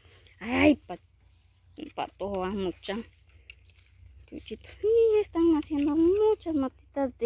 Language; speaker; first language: Spanish; native; Spanish